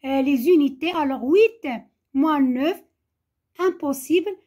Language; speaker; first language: French; non-native, local second language; Arabic